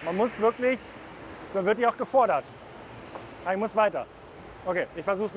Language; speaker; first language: German; native; German